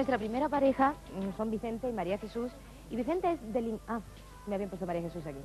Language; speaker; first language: Spanish; native; Spanish